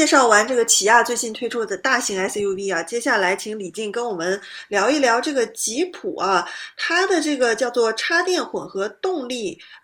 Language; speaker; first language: Chinese; native; Chinese